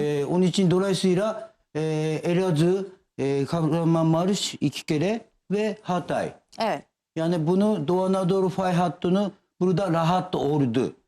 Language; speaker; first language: Turkish; non-native, learner; Japanese